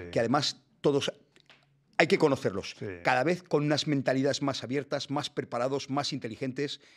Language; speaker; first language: Spanish; native; Spanish